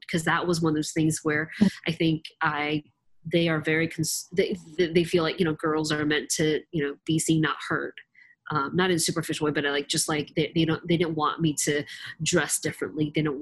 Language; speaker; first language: English; native; English